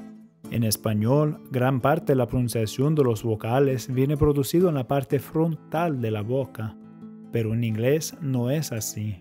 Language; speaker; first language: Spanish; non-native, fluent; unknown